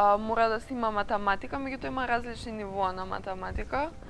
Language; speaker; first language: Macedonian; native; Macedonian